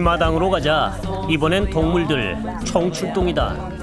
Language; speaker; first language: Korean; native; Korean